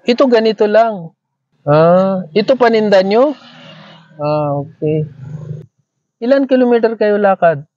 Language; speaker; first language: Filipino; non-native, learner; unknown